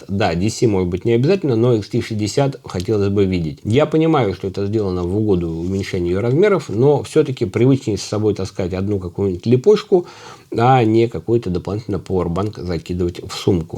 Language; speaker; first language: Russian; native; Russian